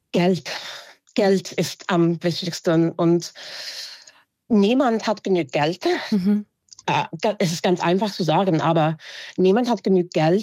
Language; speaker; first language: German; non-native, fluent; English